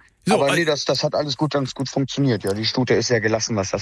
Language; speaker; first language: German; native; German